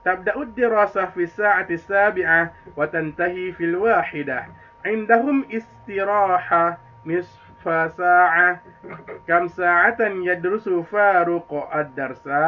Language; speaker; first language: Arabic; non-native, fluent; Indonesian